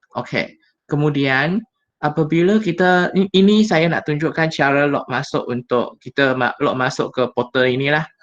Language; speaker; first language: Malay; non-native, local second language; Chinese